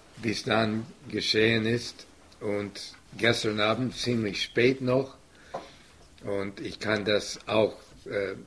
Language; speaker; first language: German; non-native, fluent; English